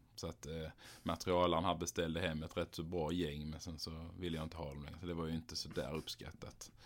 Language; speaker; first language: Swedish; native; Swedish